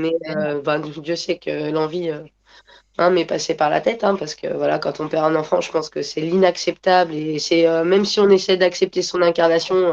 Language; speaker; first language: French; native; French